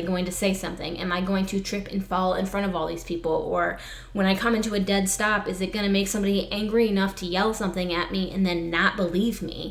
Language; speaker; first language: English; native; English